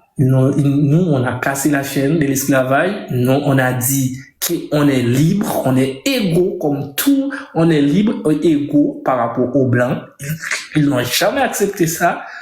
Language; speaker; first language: French; non-native, local second language; Haitian Creole